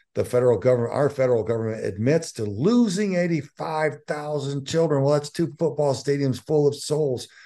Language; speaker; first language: English; native; English